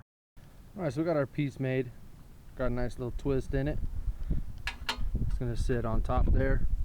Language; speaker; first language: English; native; English